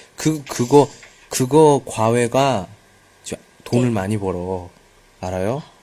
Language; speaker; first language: Korean; native; Korean